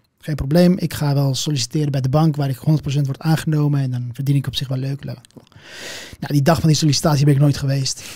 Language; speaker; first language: Dutch; early bilingual, other home language; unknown